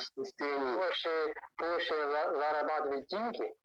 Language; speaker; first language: Russian; non-native, learner; Chinese